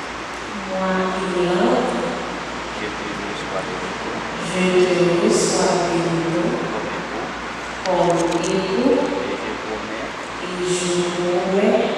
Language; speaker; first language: French; non-native, local second language; Haitian Creole